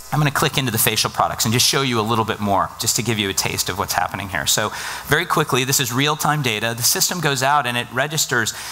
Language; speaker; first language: English; native; English